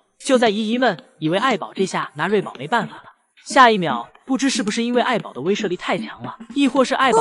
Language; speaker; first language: Chinese; native; Chinese